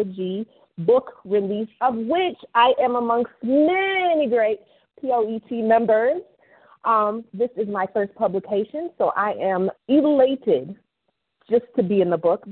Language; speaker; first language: English; native; English